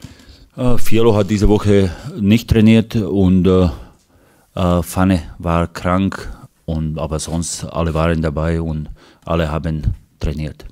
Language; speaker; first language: German; non-native, fluent; Hungarian